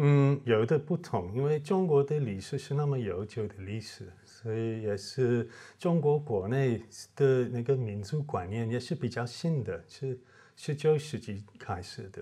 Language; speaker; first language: Chinese; non-native, fluent; English